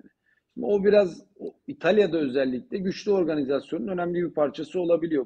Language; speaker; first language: Turkish; native; Turkish